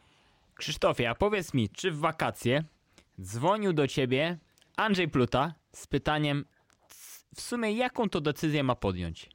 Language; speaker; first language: Polish; native; Polish